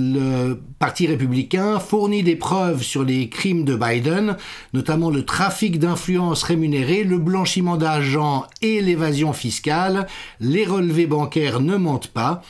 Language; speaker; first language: French; native; French